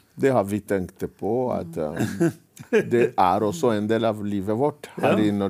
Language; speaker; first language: Norwegian; non-native, fluent; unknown